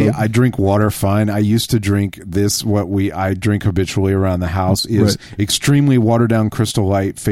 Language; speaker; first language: English; native; English